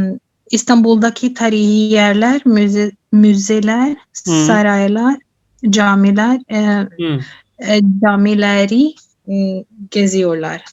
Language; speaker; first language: Turkish; non-native, learner; Urdu